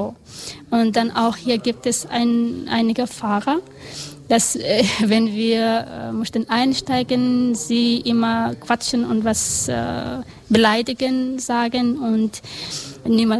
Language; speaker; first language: German; non-native, learner; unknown